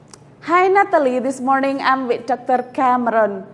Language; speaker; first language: English; non-native, fluent; Indonesian